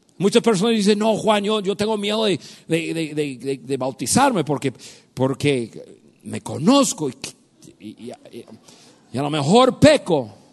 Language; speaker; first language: Spanish; non-native, fluent; English